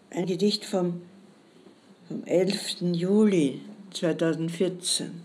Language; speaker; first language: German; native; German